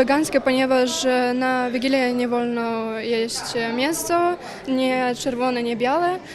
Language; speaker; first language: Polish; non-native, learner; Ukrainian